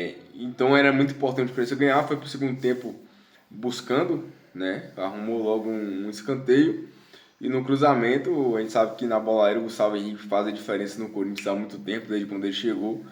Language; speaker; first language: Portuguese; native; Portuguese